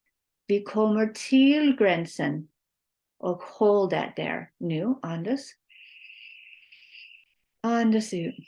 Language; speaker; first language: Swedish; non-native, learner; English